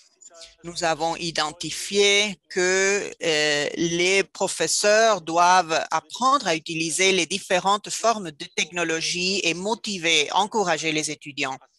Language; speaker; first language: French; non-native, fluent; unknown